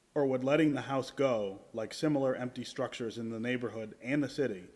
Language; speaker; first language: English; native; English